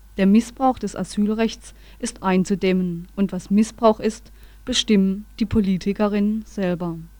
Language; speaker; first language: German; native; German